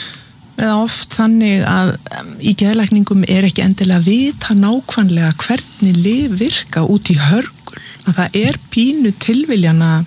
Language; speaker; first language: Icelandic; native; Icelandic